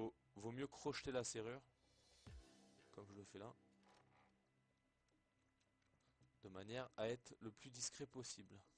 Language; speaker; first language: French; native; French